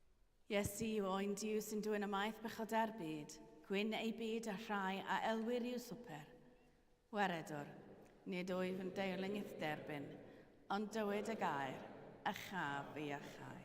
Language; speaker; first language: Welsh; native; Welsh